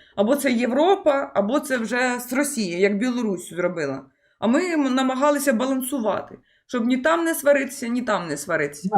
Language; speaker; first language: Ukrainian; native; Ukrainian